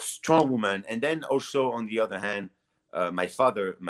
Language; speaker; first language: English; non-native, fluent; French